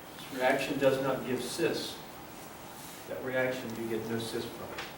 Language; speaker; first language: English; native; English